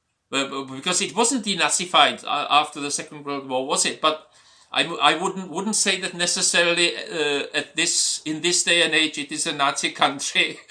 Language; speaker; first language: English; non-native, fluent; Czech